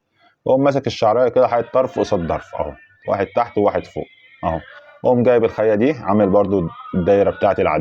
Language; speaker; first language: Arabic; native; Arabic